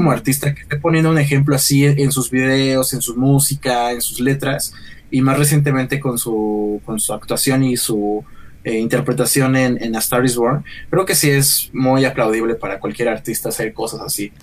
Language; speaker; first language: Spanish; native; Spanish